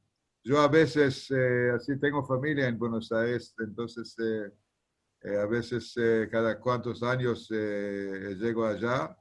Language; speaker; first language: Spanish; early bilingual, heritage; Spanish